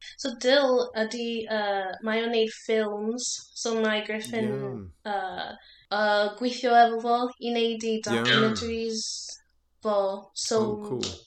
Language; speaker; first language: Welsh; non-native, learner; English